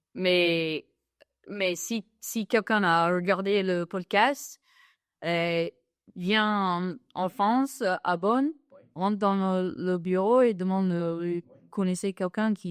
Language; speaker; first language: French; non-native, fluent; English